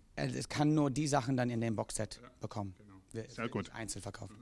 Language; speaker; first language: German; non-native, fluent; English